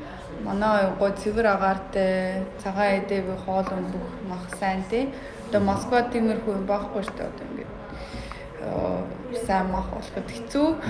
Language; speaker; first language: Mongolian; early bilingual, heritage; Mongolian